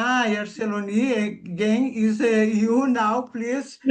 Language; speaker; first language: English; non-native, learner; Portuguese